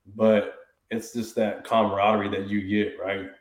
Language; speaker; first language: English; native; English